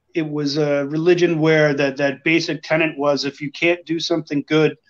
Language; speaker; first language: English; native; English